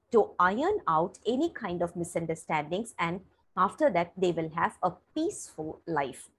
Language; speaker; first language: English; non-native, local second language; Tamil